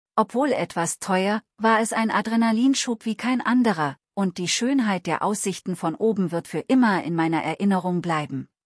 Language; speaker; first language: German; non-native, learner; Telugu